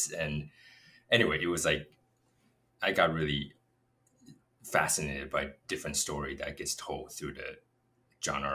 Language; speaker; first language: English; non-native, fluent; Chinese